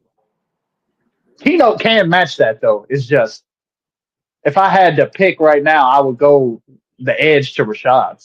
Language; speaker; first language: English; native; English